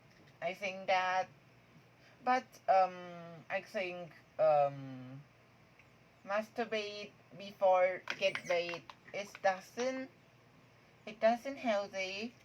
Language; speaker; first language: English; non-native, learner; Thai